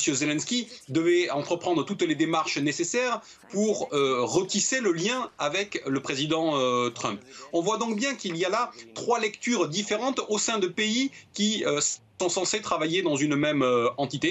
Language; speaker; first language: French; native; French